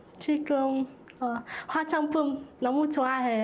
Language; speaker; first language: Korean; non-native, learner; Vietnamese